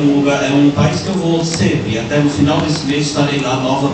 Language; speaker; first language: Portuguese; native; Portuguese